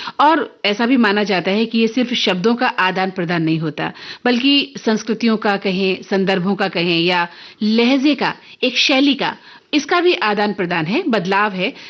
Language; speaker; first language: Hindi; native; Hindi